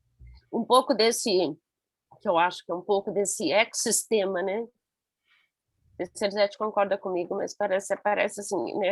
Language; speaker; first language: Portuguese; non-native, learner; Spanish